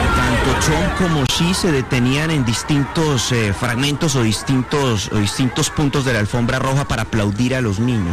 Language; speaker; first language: Spanish; native; Spanish